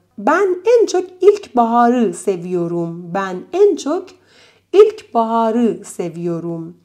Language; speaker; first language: Turkish; non-native, fluent; Persian